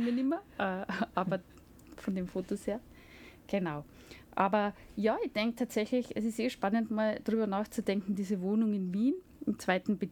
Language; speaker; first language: German; native; German